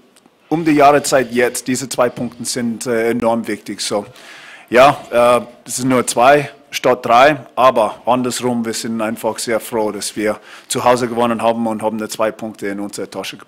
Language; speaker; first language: German; non-native, fluent; English